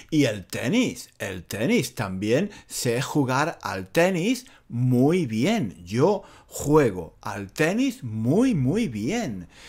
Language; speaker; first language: Spanish; native; Spanish